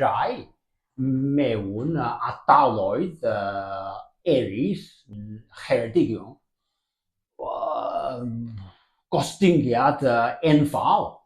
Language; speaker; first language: Welsh; non-native, learner; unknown